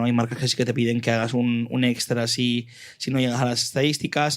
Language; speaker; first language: Spanish; native; Spanish